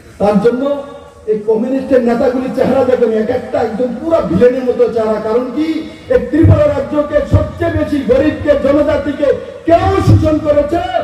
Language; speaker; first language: Bangla; native; Bangla